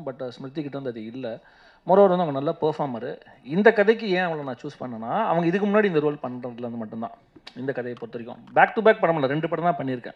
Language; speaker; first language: Tamil; native; Tamil